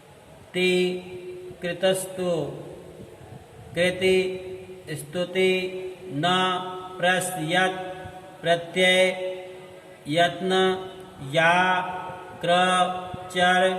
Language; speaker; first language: Hindi; native; Hindi